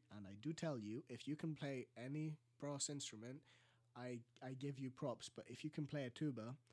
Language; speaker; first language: English; early bilingual, other home language; Greek